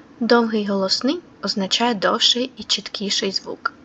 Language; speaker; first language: Czech; non-native, fluent; Ukrainian